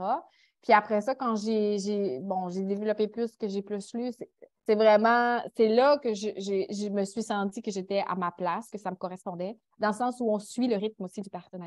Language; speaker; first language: French; native; French